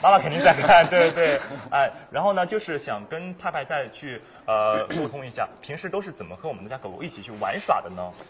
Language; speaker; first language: Chinese; native; Chinese